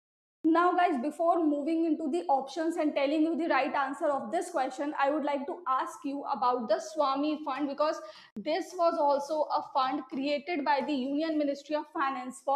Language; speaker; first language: English; non-native, local second language; Hindi